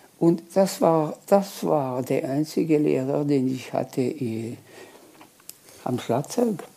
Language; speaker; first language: German; non-native, local second language; French